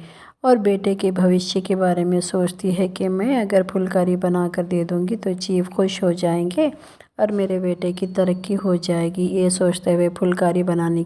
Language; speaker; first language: Hindi; non-native, local second language; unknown